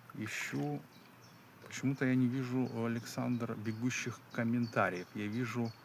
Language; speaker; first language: Russian; non-native, local second language; Belarusian